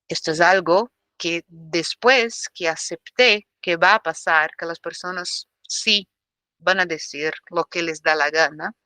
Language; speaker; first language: Spanish; non-native, fluent; Portuguese